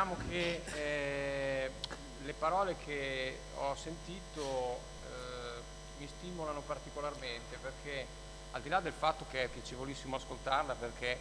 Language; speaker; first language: Italian; native; Italian